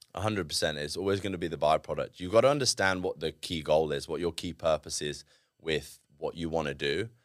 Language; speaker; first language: English; native; English